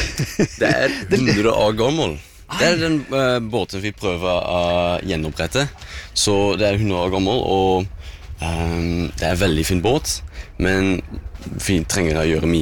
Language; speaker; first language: Norwegian; non-native, learner; Dutch